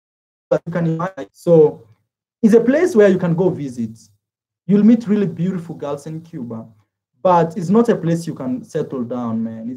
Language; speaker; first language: English; non-native, fluent; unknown